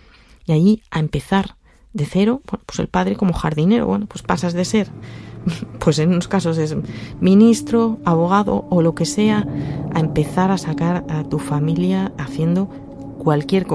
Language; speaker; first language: Spanish; native; Spanish